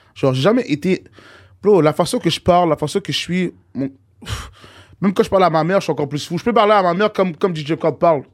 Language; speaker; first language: French; native; French